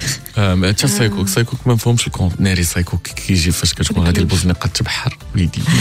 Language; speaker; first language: Arabic; native; Arabic